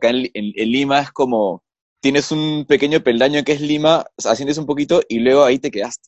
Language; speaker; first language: Spanish; native; Spanish